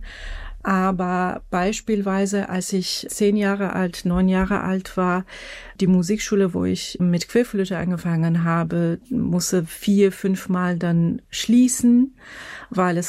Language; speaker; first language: German; non-native, fluent; Persian